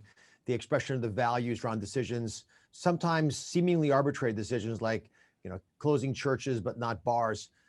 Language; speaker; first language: English; native; English